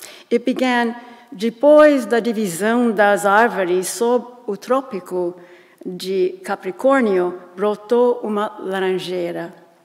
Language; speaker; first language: Portuguese; non-native, fluent; English